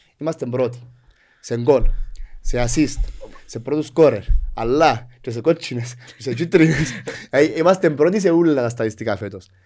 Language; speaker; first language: Greek; native; Greek